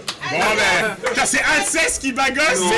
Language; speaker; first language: French; native; French